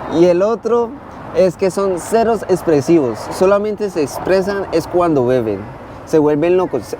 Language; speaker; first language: Spanish; native; Spanish